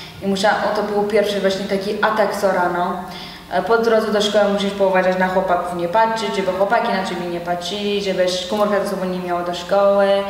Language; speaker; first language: Polish; non-native, learner; Persian